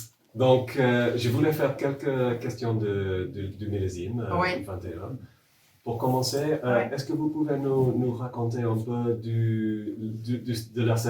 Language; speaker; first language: French; non-native, fluent; English